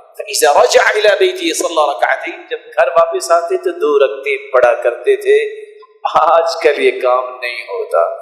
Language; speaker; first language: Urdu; non-native, local second language; Punjabi